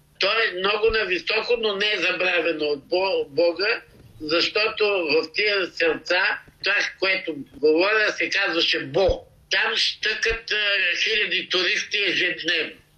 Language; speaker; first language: Bulgarian; native; Bulgarian